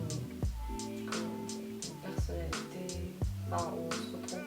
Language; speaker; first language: French; native; French